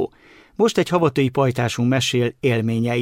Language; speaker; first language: Hungarian; native; Hungarian